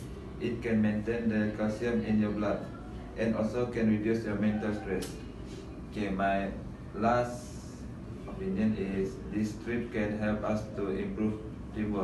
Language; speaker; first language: English; non-native, learner; Malay